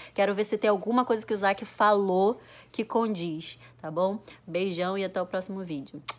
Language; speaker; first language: Portuguese; native; Portuguese